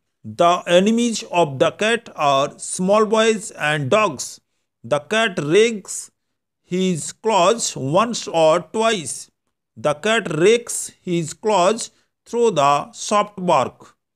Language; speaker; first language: English; non-native, local second language; Bangla